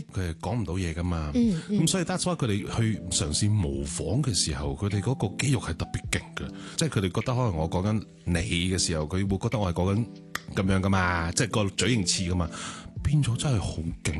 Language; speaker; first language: Cantonese; native; Cantonese